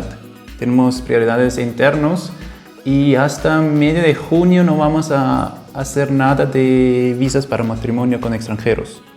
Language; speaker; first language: Spanish; non-native, fluent; German